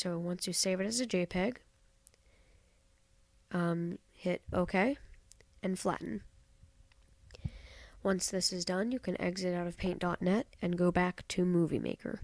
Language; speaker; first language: English; native; English